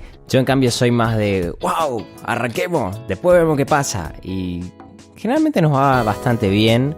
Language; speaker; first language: Spanish; native; Spanish